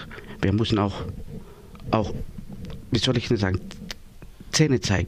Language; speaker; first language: German; non-native, learner; Greek